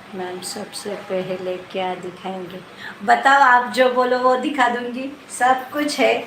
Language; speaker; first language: Hindi; non-native, local second language; Marathi